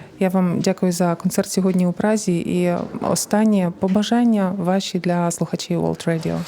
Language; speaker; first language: Ukrainian; native; Ukrainian